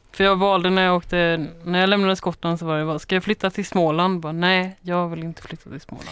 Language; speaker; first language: Swedish; native; Swedish